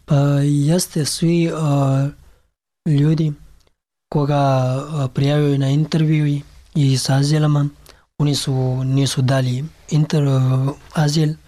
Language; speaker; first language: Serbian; non-native, learner; Pashto